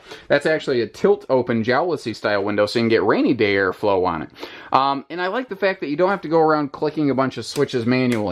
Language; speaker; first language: English; native; English